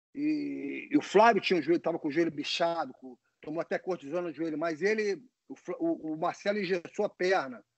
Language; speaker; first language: Portuguese; native; Portuguese